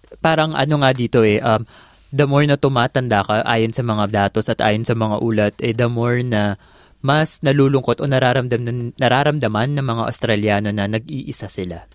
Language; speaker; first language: Filipino; native; Filipino